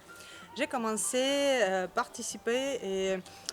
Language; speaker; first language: French; non-native, learner; Russian